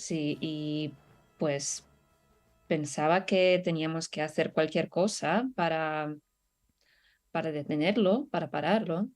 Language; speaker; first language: Spanish; non-native, fluent; Russian